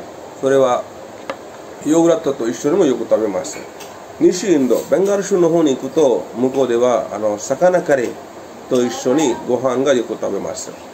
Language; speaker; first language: Japanese; non-native, fluent; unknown